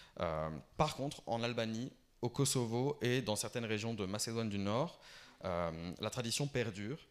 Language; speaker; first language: French; early bilingual, other home language; Albanian